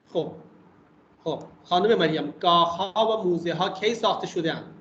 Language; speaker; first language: Persian; non-native, fluent; Urdu